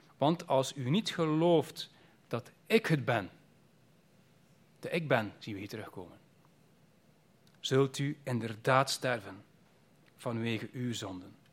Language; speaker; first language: Dutch; native; Dutch